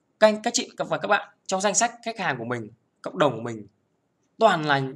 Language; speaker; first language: Vietnamese; native; Vietnamese